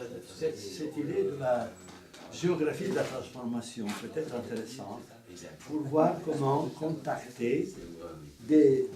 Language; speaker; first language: French; non-native, fluent; Italian